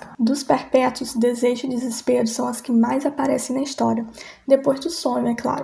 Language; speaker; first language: Portuguese; native; Portuguese